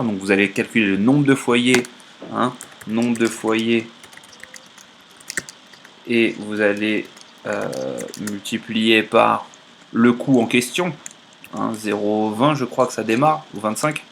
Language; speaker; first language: French; native; French